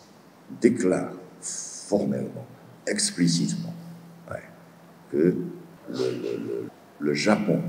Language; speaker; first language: French; non-native, fluent; Chinese